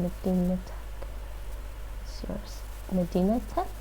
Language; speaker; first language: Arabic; non-native, learner; English